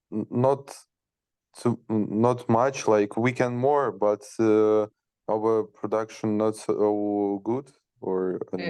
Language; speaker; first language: English; non-native, learner; Ukrainian